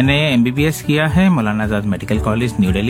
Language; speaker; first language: Hindi; native; Hindi